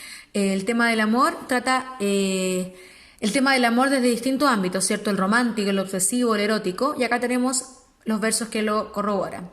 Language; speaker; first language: Spanish; native; Spanish